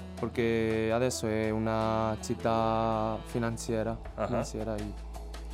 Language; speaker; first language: Italian; non-native, learner; Chinese